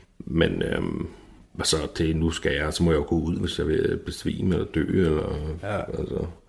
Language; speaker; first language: Danish; native; Danish